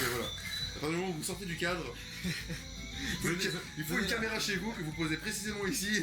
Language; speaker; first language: French; native; French